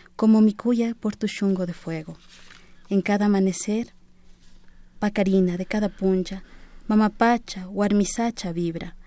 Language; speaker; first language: Spanish; native; Spanish